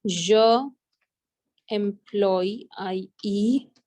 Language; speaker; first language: French; non-native, fluent; Hindi